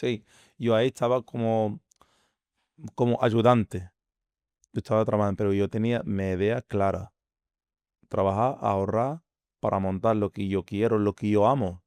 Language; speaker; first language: Spanish; non-native, fluent; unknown